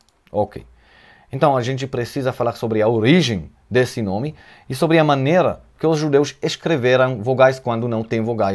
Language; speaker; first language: Portuguese; non-native, fluent; Hebrew